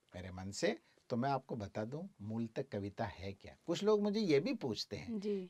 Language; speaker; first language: Hindi; native; Hindi